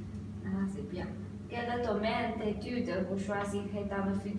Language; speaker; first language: French; non-native, learner; Chinese